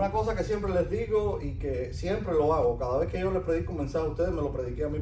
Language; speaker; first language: Spanish; native; Spanish